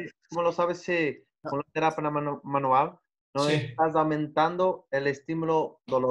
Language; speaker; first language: Spanish; non-native, learner; Portuguese